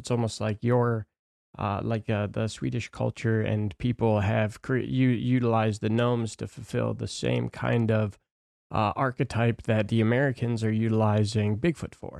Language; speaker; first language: English; native; English